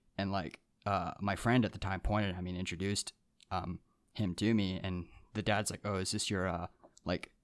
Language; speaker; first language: English; early bilingual, other home language; Japanese